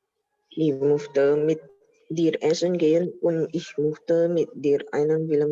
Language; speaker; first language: German; non-native, learner; Indonesian